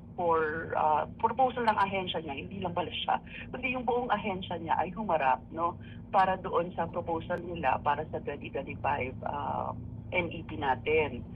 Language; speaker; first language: Filipino; native; Filipino